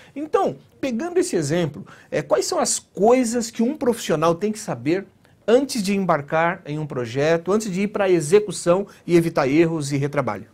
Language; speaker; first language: Portuguese; native; Portuguese